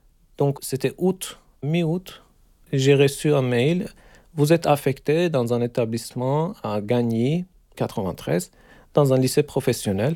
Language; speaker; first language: French; non-native, learner; Turkish